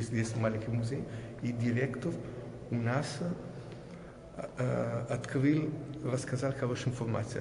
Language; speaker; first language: Russian; non-native, learner; Italian